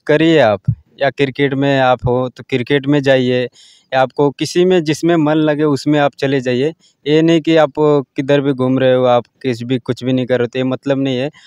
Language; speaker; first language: Hindi; native; Hindi